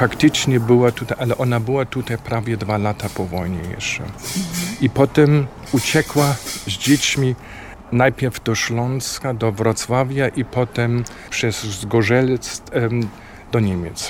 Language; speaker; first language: Polish; non-native, fluent; German